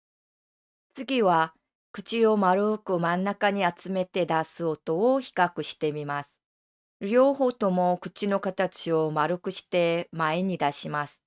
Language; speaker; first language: Japanese; non-native, fluent; Korean